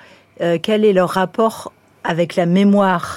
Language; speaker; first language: French; native; French